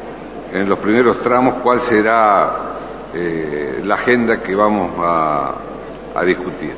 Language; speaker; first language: Spanish; native; Spanish